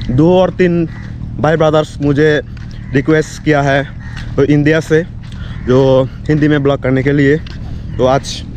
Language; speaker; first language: Hindi; non-native, learner; Chakma